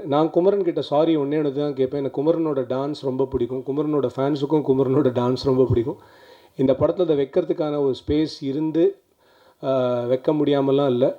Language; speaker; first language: Tamil; native; Tamil